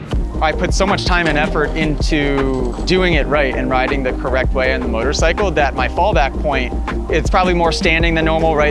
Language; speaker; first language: English; native; English